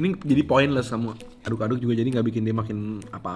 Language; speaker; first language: Indonesian; native; Indonesian